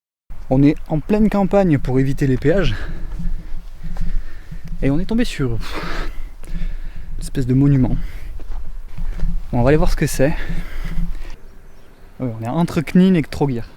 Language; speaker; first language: French; native; French